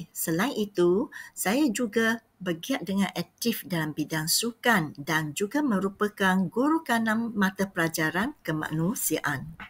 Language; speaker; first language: Malay; non-native, local second language; Chinese